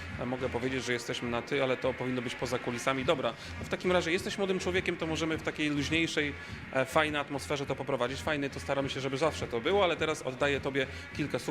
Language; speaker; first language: Polish; native; Polish